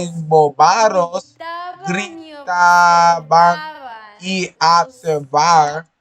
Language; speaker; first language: Spanish; non-native, learner; English